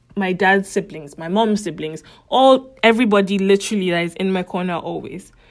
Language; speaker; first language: English; native; English